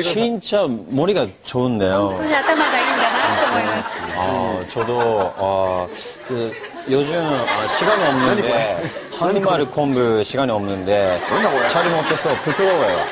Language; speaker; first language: Korean; non-native, learner; Japanese